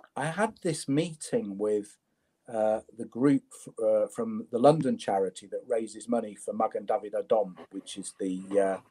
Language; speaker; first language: English; native; English